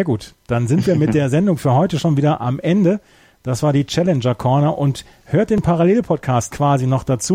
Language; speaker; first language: German; native; German